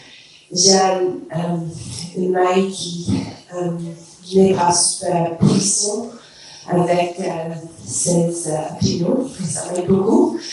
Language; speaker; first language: French; non-native, learner; English